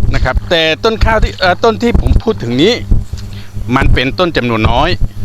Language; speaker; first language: Thai; non-native, local second language; Khmer